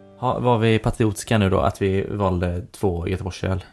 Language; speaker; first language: Swedish; native; Swedish